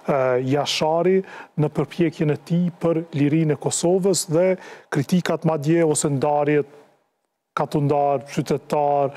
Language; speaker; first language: Albanian; native; Albanian